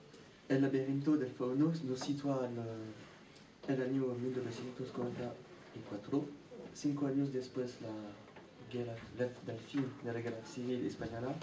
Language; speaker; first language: Spanish; non-native, learner; French